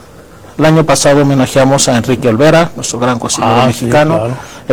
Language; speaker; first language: Spanish; non-native, fluent; Greek